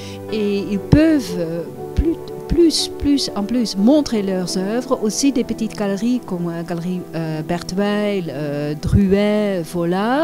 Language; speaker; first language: French; non-native, fluent; Dutch